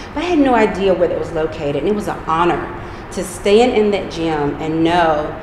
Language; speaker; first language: English; native; English